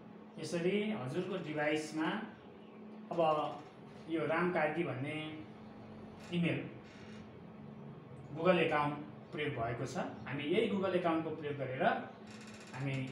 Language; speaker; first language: Nepali; native; Nepali